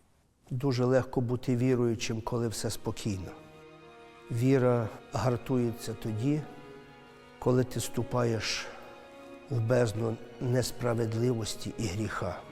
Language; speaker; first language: Ukrainian; native; Ukrainian